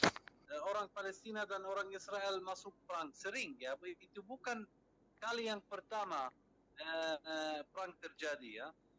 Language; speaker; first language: Indonesian; non-native, fluent; Arabic